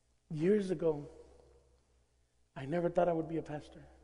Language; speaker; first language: English; early bilingual, other home language; Spanish